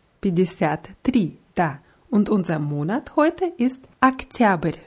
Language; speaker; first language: German; non-native, fluent; Russian